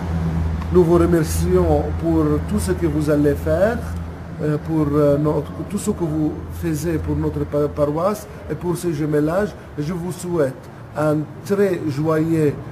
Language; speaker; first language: French; non-native, local second language; Arabic